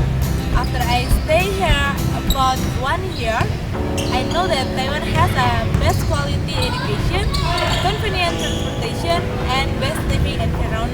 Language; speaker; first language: English; non-native, learner; Indonesian